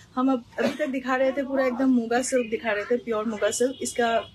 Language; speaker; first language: Hindi; non-native, local second language; Bangla